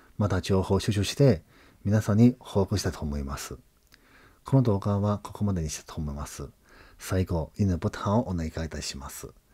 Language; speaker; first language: Japanese; non-native, fluent; Chinese